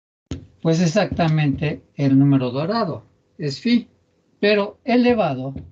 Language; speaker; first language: Spanish; native; Spanish